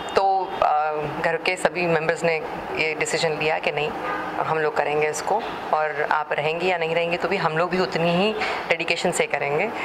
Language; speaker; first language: Hindi; non-native, local second language; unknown